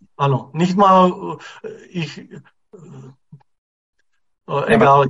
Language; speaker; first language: German; non-native, fluent; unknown